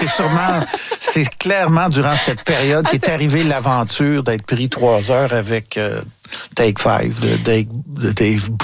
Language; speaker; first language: French; native; French